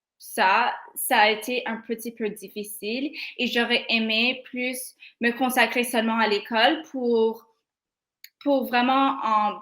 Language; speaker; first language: French; non-native, local second language; English